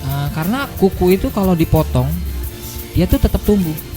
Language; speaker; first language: Indonesian; native; Indonesian